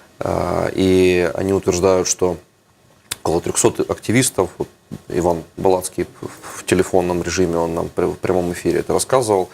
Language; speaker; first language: Russian; native; Russian